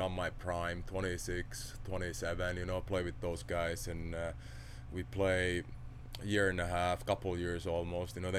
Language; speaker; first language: English; non-native, fluent; Finnish